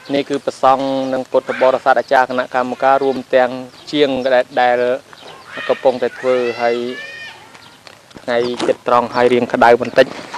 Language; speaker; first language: Khmer; native; Khmer